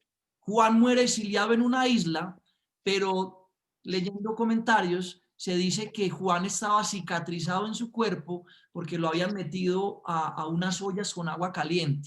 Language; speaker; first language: Spanish; native; Spanish